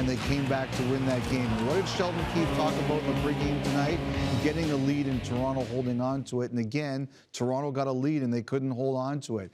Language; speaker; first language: English; native; English